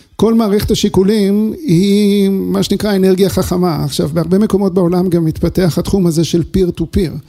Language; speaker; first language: Hebrew; early bilingual, other home language; English